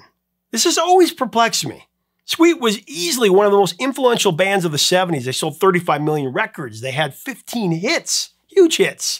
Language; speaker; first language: English; native; English